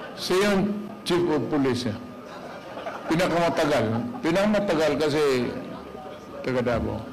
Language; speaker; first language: Filipino; non-native, local second language; Cebuano